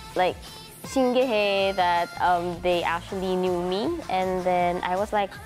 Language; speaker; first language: English; non-native, local second language; Filipino